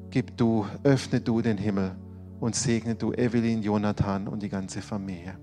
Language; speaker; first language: German; native; German